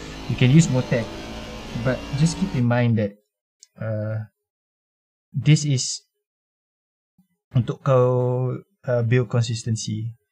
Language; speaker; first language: English; non-native, local second language; Malay